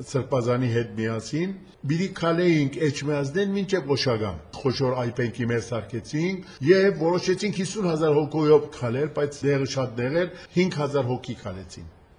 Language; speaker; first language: Armenian; early bilingual, heritage; Armenian